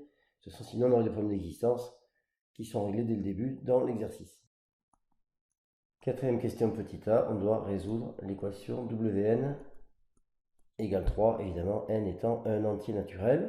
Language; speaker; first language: French; native; French